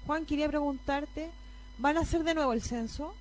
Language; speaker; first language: Spanish; native; Spanish